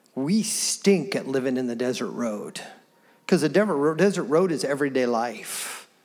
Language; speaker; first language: English; native; English